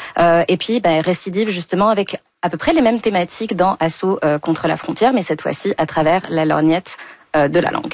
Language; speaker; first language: French; native; French